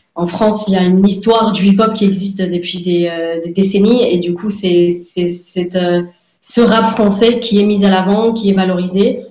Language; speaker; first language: French; non-native, fluent; English